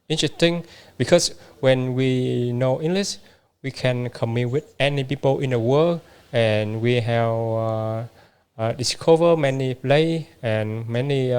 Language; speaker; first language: English; non-native, learner; Vietnamese